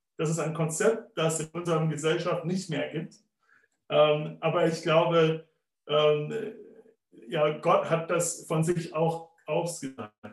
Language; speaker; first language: German; non-native, fluent; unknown